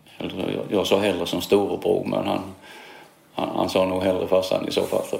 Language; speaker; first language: Swedish; native; Swedish